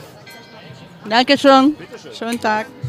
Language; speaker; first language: German; non-native, learner; Ukrainian